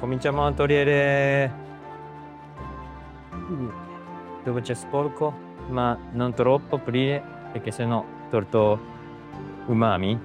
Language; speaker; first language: Italian; non-native, learner; Japanese